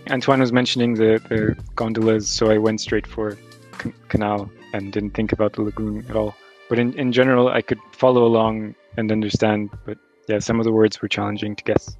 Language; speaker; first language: English; non-native, fluent; Portuguese